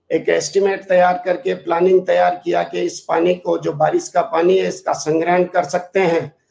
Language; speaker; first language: Hindi; native; Hindi